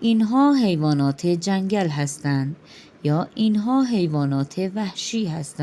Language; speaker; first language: Persian; non-native, fluent; Urdu